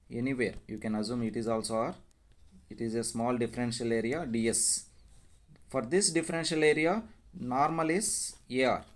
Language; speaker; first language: English; non-native, local second language; Telugu